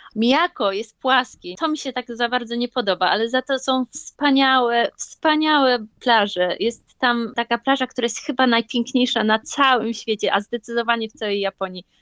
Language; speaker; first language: Polish; native; Polish